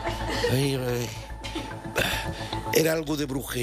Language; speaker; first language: Spanish; native; Spanish